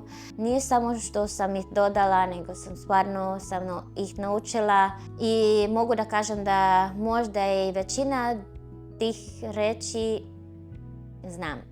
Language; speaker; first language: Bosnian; non-native, fluent; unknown